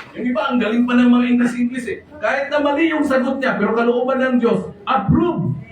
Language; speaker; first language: Filipino; non-native, local second language; Cebuano